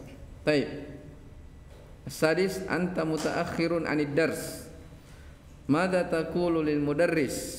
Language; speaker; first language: Arabic; non-native, fluent; Indonesian